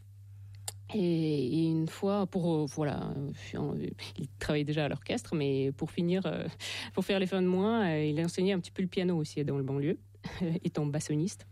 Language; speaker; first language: French; non-native, fluent; Russian